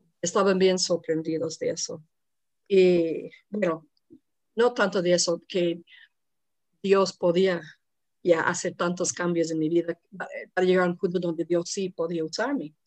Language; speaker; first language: Spanish; non-native, fluent; English